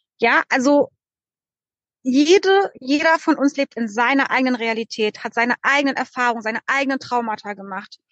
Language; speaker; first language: German; early bilingual, other home language; Polish